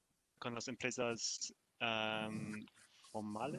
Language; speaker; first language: Spanish; non-native, learner; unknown